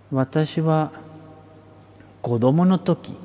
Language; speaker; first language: Japanese; non-native, fluent; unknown